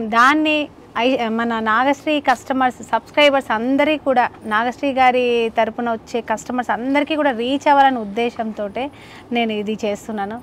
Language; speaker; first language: Telugu; non-native, local second language; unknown